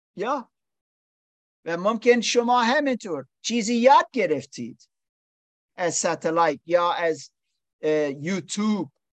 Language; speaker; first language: Persian; non-native, learner; English